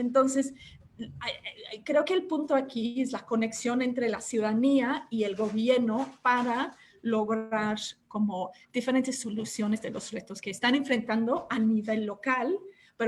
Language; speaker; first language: Spanish; non-native, fluent; English